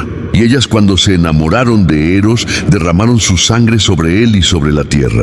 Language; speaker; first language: Spanish; native; Spanish